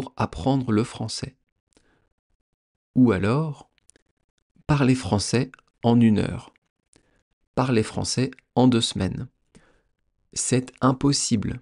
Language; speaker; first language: French; native; French